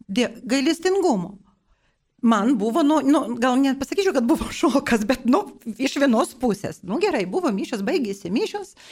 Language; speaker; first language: Lithuanian; non-native, local second language; Polish